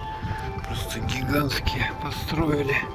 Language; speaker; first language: Russian; native; Russian